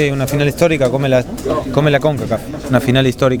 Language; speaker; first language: Italian; non-native, fluent; Spanish